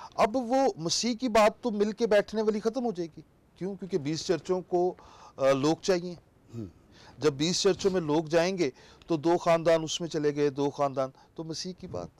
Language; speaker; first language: Urdu; non-native, local second language; Punjabi